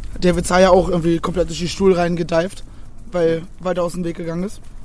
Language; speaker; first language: German; native; German